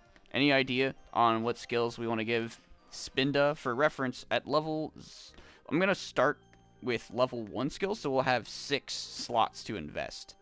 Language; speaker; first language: English; native; English